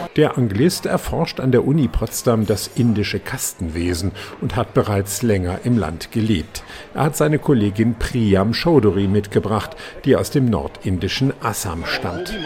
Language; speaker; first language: German; native; German